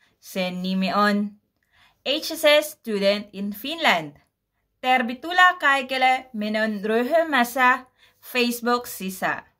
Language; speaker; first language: Finnish; non-native, learner; Filipino